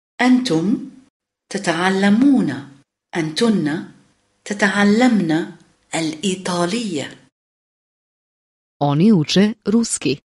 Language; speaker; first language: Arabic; non-native, fluent; Bosnian